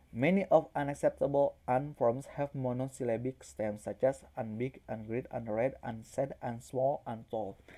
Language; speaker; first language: English; non-native, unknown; Indonesian